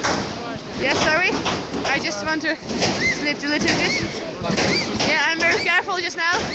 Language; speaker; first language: English; non-native, fluent; Ukrainian